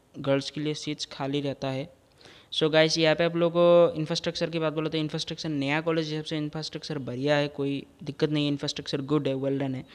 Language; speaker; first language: Hindi; non-native, local second language; Assamese